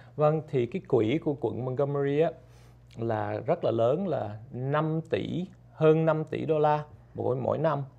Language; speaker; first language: Vietnamese; early bilingual, heritage; Vietnamese